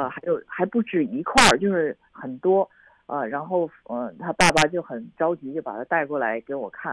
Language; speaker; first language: Chinese; native; Chinese